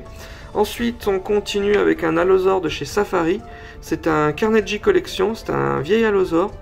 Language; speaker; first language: French; native; French